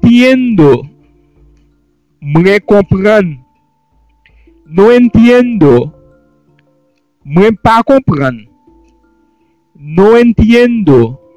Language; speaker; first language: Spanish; non-native, fluent; Haitian Creole